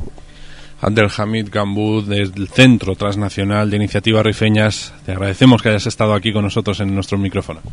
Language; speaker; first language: Spanish; native; Spanish